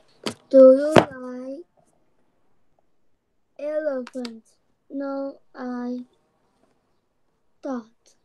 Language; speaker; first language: English; non-native, learner; Chinese